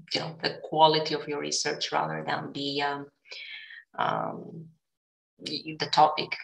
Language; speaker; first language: English; non-native, fluent; Greek